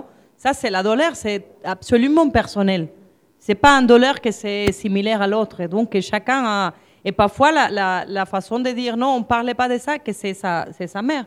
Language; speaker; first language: French; non-native, fluent; Spanish